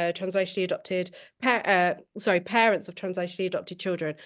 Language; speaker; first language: English; native; English